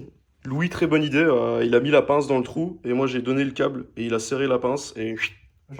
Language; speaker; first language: French; native; French